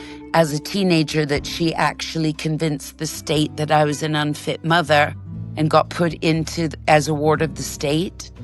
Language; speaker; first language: English; native; English